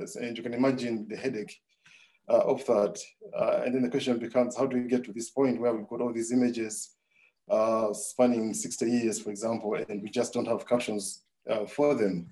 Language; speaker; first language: English; non-native, local second language; Nyanja